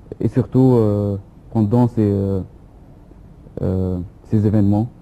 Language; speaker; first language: French; non-native, fluent; Arabic